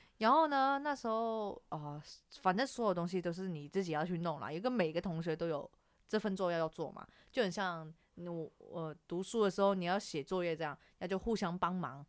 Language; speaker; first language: Chinese; native; Chinese